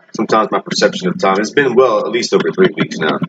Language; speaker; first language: English; native; English